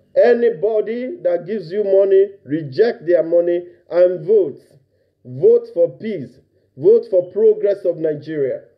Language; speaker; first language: English; non-native, local second language; Yoruba